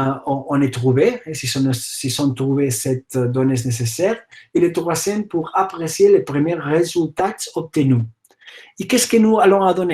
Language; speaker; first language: French; non-native, fluent; Catalan